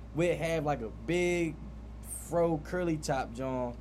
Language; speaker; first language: English; native; English